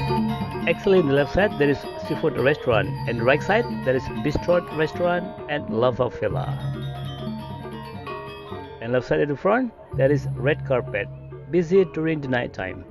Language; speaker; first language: English; non-native, learner; Indonesian